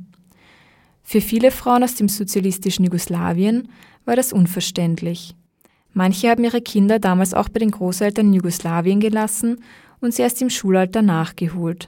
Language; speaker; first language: German; native; German